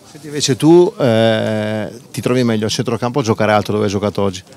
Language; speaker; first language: Italian; native; Italian